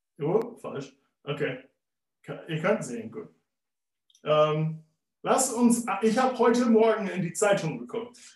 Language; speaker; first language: German; non-native, fluent; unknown